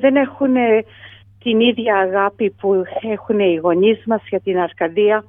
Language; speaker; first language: Greek; early bilingual, heritage; Greek